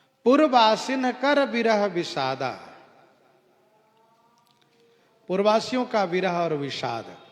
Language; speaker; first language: Hindi; native; Hindi